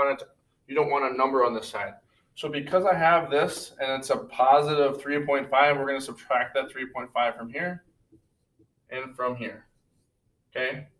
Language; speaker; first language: English; native; English